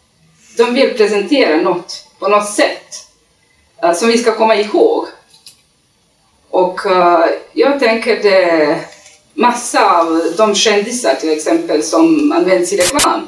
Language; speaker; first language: Swedish; non-native, learner; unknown